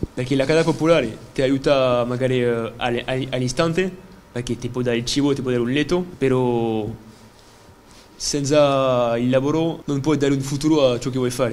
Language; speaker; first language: Italian; non-native, fluent; French